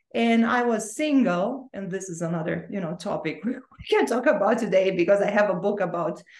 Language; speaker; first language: English; non-native, fluent; Romanian